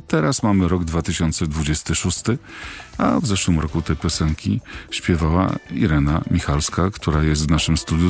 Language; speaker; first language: Polish; native; Polish